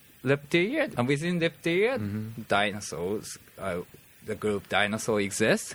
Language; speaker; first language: English; non-native, fluent; Japanese